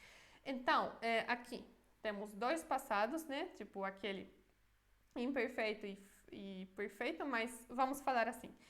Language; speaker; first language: Portuguese; non-native, fluent; Polish